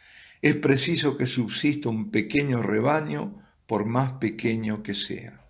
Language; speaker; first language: Spanish; native; Spanish